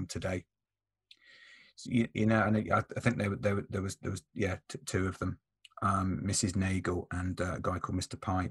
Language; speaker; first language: English; native; English